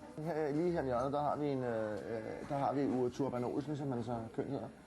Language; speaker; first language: Danish; native; Danish